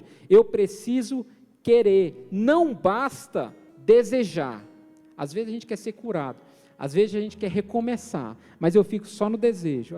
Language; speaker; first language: Portuguese; native; Portuguese